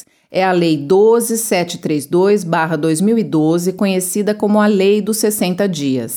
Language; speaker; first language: Portuguese; native; Portuguese